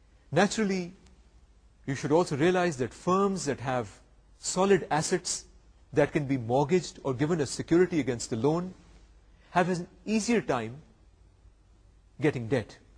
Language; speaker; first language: English; non-native, local second language; Urdu